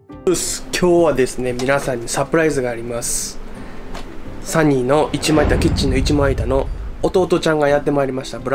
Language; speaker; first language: Japanese; native; Japanese